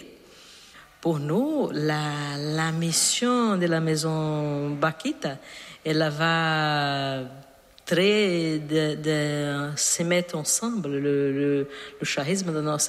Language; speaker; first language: French; non-native, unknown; Portuguese